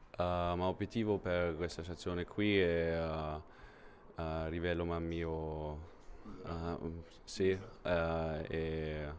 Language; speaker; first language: Italian; non-native, learner; German